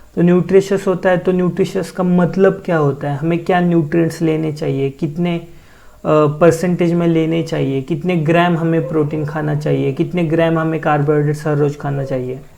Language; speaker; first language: Hindi; non-native, local second language; Marathi